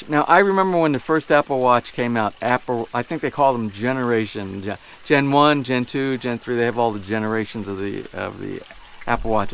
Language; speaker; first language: English; native; English